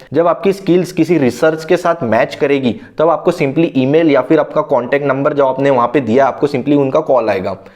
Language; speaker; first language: Hindi; non-native, local second language; Marathi